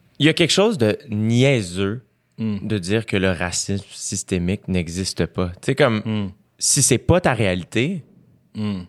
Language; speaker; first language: French; native; French